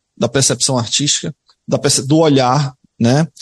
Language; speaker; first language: Portuguese; native; Portuguese